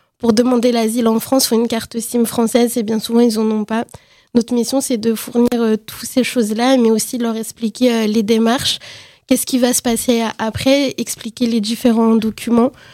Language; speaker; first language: French; native; French